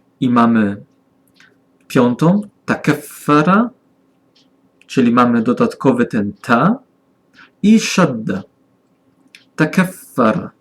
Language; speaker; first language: Polish; non-native, learner; German